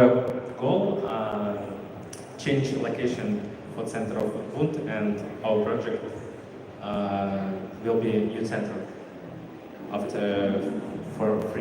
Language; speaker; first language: English; non-native, learner; Russian